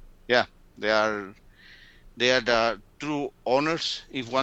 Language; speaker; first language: English; early bilingual, other home language; Spanish